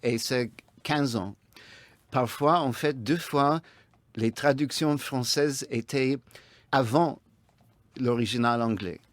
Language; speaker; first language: French; non-native, fluent; English